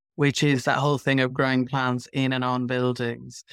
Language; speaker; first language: English; native; English